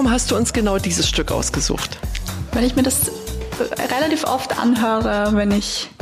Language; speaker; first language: German; native; German